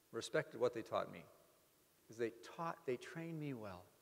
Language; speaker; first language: English; native; English